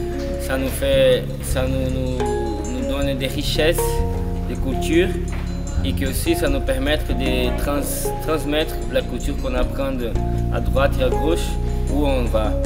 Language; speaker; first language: French; non-native, fluent; Portuguese